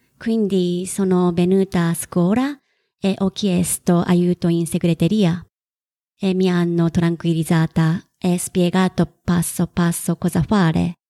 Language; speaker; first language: Italian; non-native, fluent; Japanese